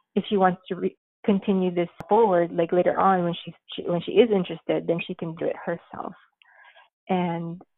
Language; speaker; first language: English; early bilingual, other home language; Filipino